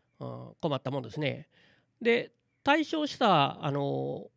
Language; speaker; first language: Japanese; native; Japanese